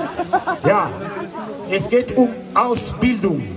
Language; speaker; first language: German; non-native, fluent; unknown